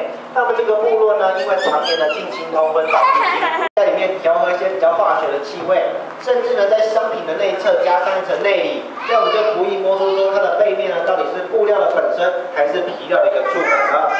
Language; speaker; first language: Chinese; native; Chinese